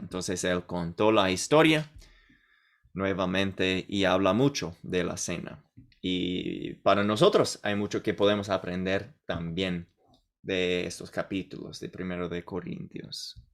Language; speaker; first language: Spanish; non-native, fluent; English